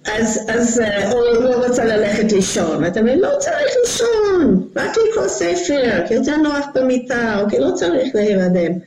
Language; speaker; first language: Hebrew; non-native, fluent; English